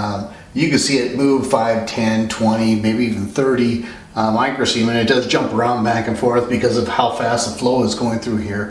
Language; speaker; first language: English; native; English